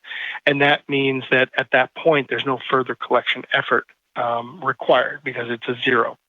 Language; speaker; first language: English; native; English